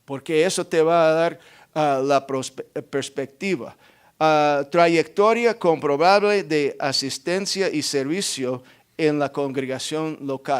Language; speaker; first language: Spanish; non-native, fluent; English